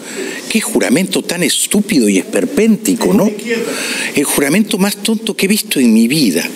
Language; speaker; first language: Spanish; native; Spanish